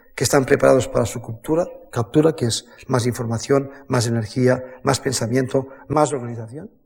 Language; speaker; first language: Spanish; native; Spanish